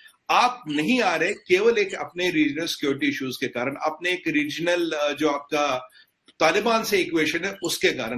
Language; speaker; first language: Hindi; native; Hindi